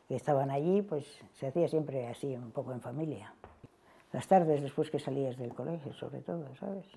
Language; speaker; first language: Spanish; native; Spanish